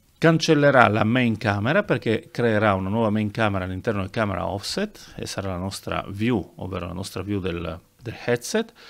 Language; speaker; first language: Italian; native; Italian